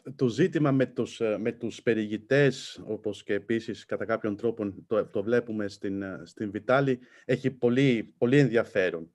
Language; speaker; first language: Greek; non-native, fluent; Italian